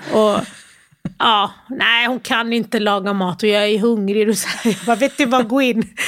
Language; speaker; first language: Swedish; early bilingual, other home language; Arabic